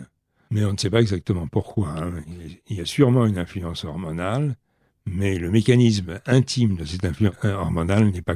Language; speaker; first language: French; native; French